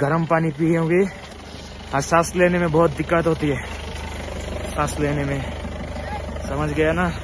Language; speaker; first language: Hindi; non-native, learner; Bangla